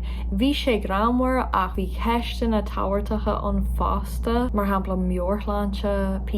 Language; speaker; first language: Irish; non-native, local second language; English